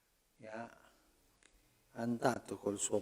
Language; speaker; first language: Italian; non-native, fluent; Spanish